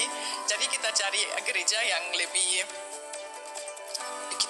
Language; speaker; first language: Indonesian; non-native, fluent; German